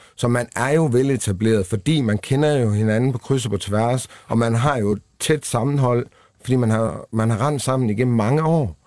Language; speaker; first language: Danish; native; Danish